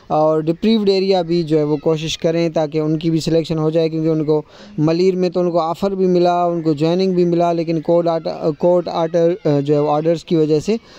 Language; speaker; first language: Urdu; non-native, local second language; Sindhi